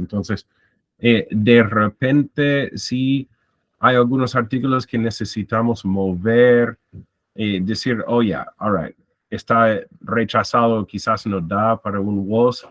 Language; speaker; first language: Spanish; non-native, fluent; English